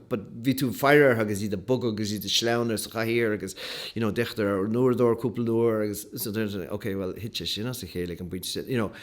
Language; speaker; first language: Irish; native; Irish